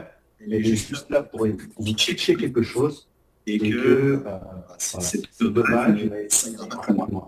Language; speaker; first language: French; native; French